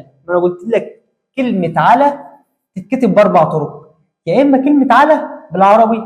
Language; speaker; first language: Arabic; native; Arabic